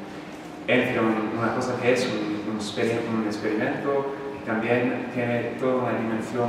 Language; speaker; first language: Spanish; non-native, fluent; English